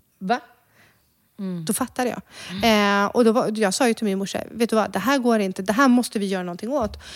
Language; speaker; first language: Swedish; native; Swedish